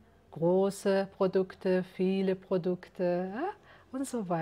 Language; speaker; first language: German; non-native, fluent; Uzbek